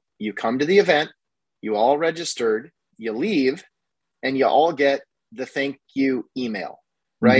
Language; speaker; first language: English; native; English